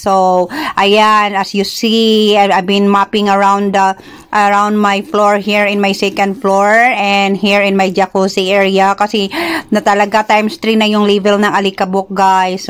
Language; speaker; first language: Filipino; non-native, local second language; Cebuano